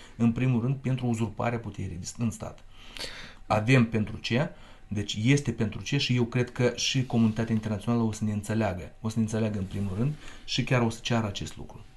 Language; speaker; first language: Romanian; non-native, local second language; Russian